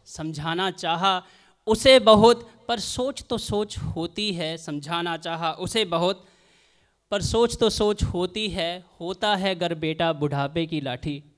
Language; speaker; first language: Hindi; native; Hindi